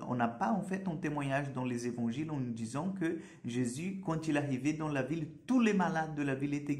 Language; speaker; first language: French; non-native, fluent; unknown